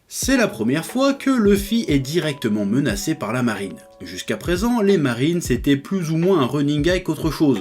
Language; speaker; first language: French; native; French